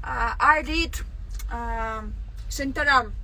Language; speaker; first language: English; non-native, learner; Russian